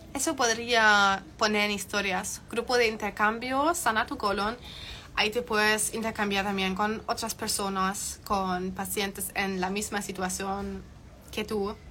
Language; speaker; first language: Spanish; non-native, fluent; German